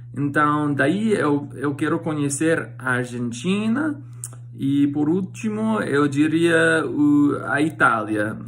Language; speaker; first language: Portuguese; non-native, fluent; English